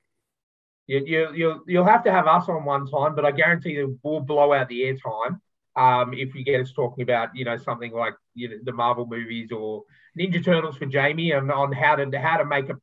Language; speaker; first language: English; native; English